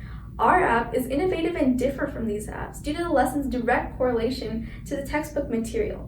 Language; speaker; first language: English; native; English